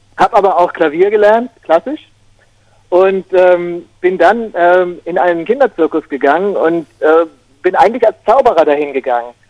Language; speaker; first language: German; native; German